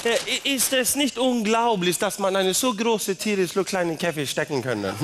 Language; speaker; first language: German; non-native, learner; Swedish